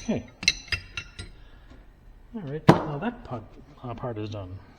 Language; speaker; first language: English; native; English